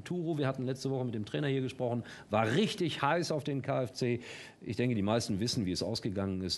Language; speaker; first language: German; native; German